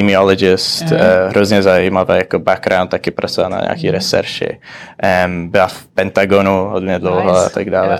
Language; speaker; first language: Czech; early bilingual, heritage; Czech